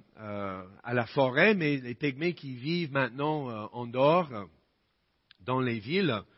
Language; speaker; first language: French; non-native, fluent; English